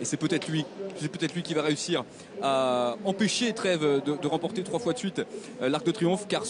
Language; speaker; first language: French; native; French